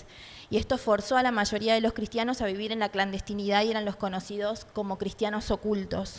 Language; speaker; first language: Spanish; native; Spanish